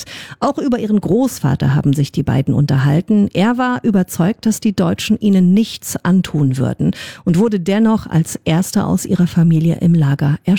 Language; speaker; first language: German; native; German